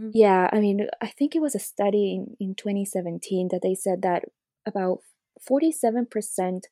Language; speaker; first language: English; early bilingual, other home language; Spanish